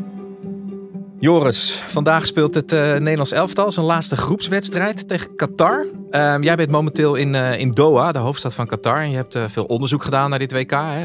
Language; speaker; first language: Dutch; native; Dutch